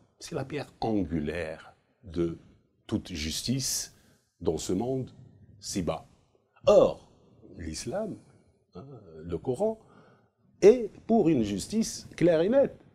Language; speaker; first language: French; non-native, local second language; Arabic